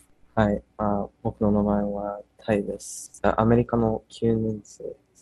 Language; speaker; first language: Japanese; early bilingual, heritage; English